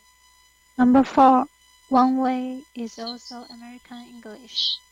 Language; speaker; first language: English; non-native, learner; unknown